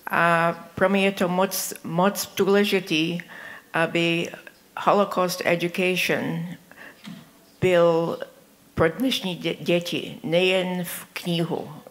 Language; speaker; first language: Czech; early bilingual, heritage; Czech